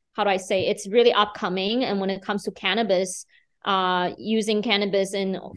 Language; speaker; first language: English; non-native, fluent; Chinese